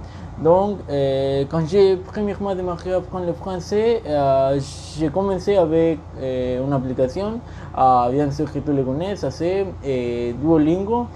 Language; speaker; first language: French; non-native, learner; Spanish